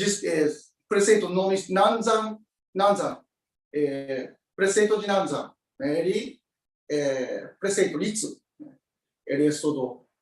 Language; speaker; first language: Portuguese; non-native, learner; Japanese